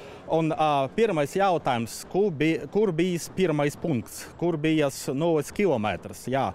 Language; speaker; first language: Latvian; non-native, fluent; Russian